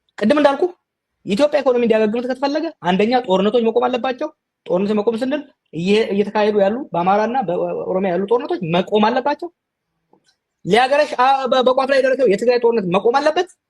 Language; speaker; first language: Amharic; non-native, local second language; Oromo